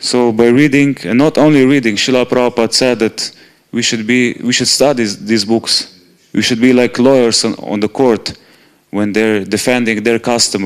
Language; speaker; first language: English; non-native, fluent; Slovenian